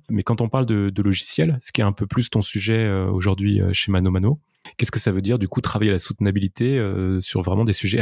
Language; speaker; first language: French; native; French